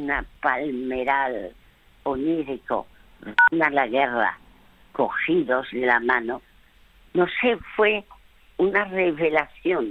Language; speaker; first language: Spanish; early bilingual, other home language; French